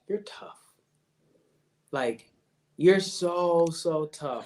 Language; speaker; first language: English; native; English